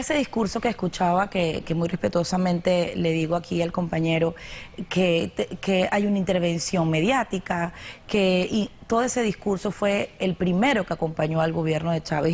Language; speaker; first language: Spanish; native; Spanish